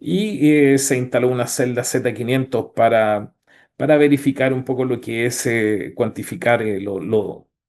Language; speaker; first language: Spanish; native; Spanish